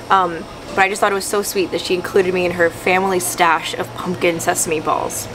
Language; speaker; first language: English; native; English